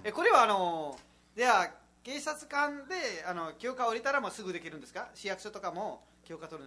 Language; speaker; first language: Japanese; non-native, fluent; Nepali